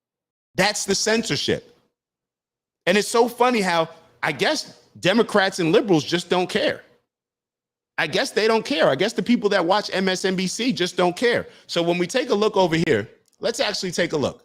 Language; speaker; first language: English; native; English